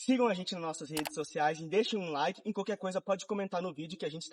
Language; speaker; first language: Portuguese; native; Portuguese